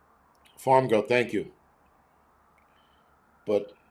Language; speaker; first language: English; native; English